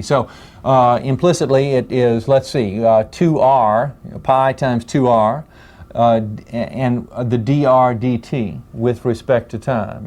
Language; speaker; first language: English; native; English